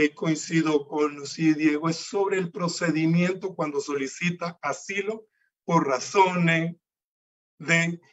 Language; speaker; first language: Spanish; native; Spanish